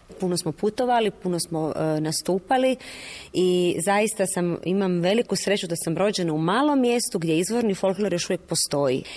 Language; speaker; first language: Croatian; native; Croatian